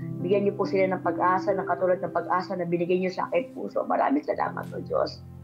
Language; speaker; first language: Filipino; native; Filipino